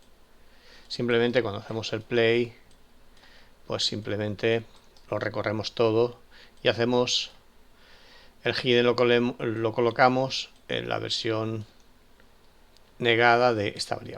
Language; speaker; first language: Spanish; native; Spanish